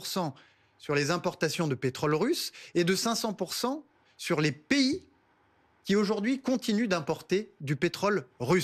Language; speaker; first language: French; native; French